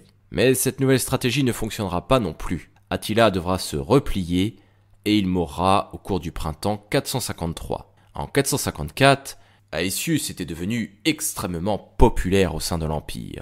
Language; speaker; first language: French; native; French